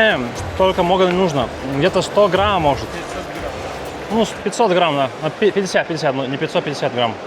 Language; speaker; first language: Russian; non-native, learner; Lithuanian